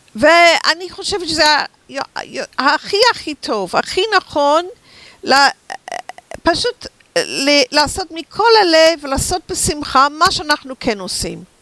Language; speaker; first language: Hebrew; non-native, fluent; English